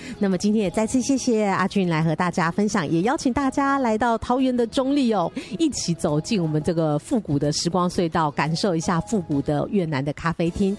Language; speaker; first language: Chinese; native; Chinese